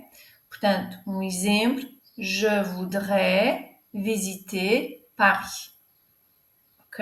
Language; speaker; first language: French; non-native, fluent; Portuguese